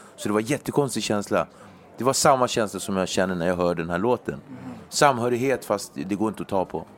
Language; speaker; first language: Swedish; native; Swedish